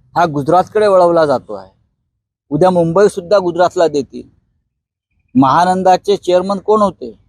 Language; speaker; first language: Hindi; non-native, local second language; Marathi